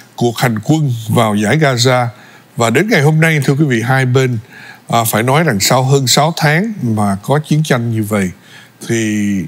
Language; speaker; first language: Vietnamese; early bilingual, other home language; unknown